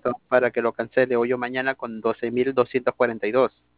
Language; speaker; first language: Spanish; native; Spanish